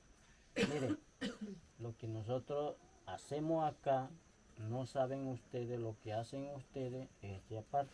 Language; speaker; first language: Spanish; non-native, local second language; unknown